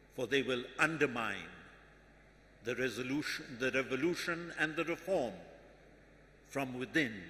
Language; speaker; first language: English; non-native, local second language; Urdu